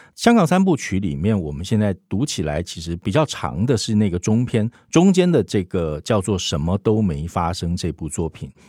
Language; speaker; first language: Chinese; native; Chinese